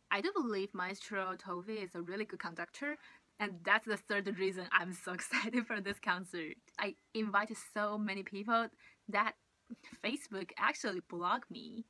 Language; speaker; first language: English; non-native, fluent; Chinese